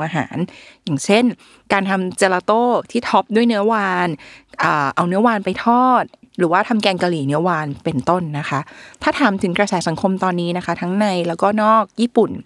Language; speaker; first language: Thai; native; Thai